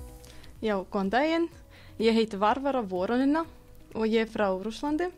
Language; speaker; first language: Icelandic; non-native, fluent; Russian